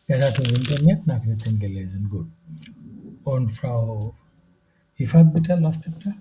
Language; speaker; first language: German; non-native, fluent; Bangla